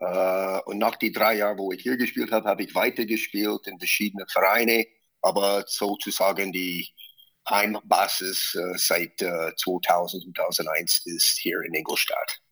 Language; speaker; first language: German; non-native, fluent; English